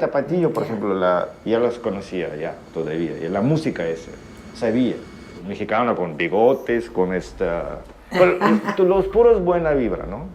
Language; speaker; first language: Spanish; non-native, fluent; Ukrainian